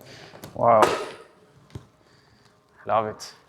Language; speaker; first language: English; non-native, fluent; French